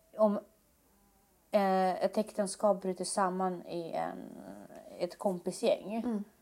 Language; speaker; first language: Swedish; early bilingual, other home language; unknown